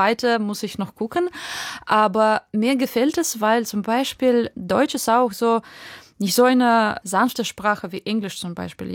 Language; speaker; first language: German; non-native, fluent; Ukrainian